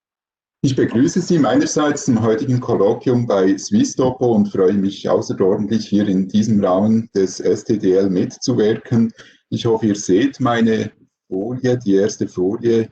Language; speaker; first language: German; native; German